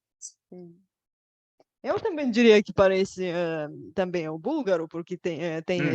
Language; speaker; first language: Portuguese; non-native, fluent; Bulgarian